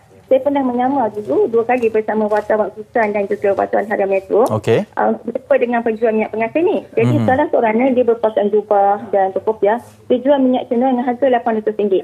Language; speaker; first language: Malay; native; Malay